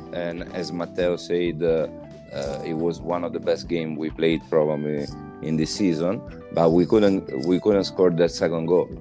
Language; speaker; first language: English; non-native, fluent; Italian